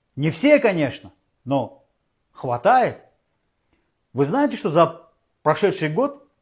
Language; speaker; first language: Russian; non-native, local second language; Uzbek